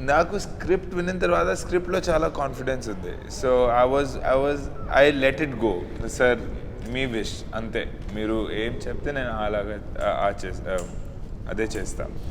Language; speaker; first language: Telugu; non-native, learner; Hindi